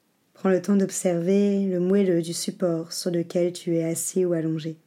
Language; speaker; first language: French; native; French